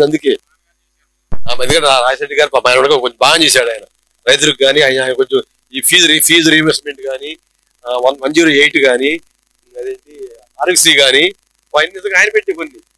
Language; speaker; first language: Telugu; native; Telugu